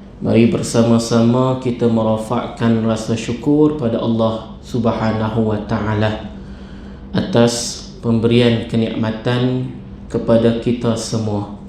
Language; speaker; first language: Malay; native; Malay